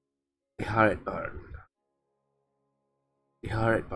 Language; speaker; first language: Danish; non-native, learner; English